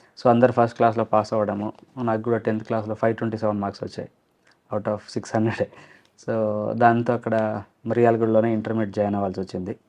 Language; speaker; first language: Telugu; non-native, local second language; Lambadi